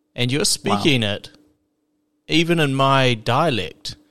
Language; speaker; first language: English; native; English